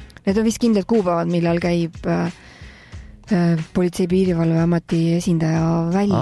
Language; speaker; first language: Estonian; native; Estonian